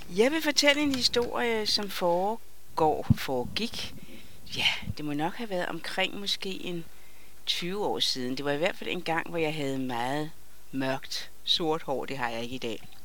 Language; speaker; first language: Danish; native; Danish